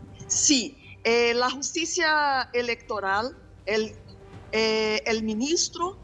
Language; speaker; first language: Spanish; non-native, fluent; Portuguese